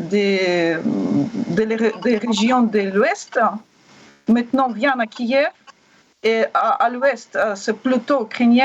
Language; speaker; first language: French; non-native, learner; Russian